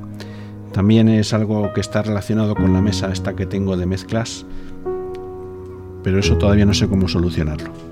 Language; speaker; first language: Spanish; native; Spanish